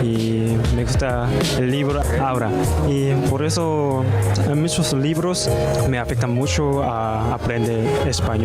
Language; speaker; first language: Spanish; non-native, learner; Korean